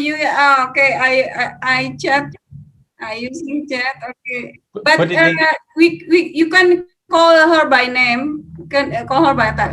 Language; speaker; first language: English; non-native, fluent; Indonesian